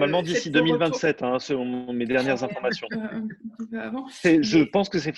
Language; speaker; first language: French; native; French